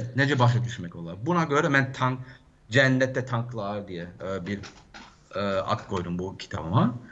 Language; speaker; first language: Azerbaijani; non-native, fluent; German